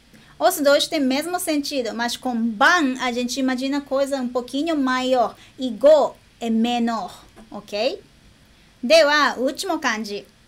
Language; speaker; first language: Portuguese; non-native, fluent; Japanese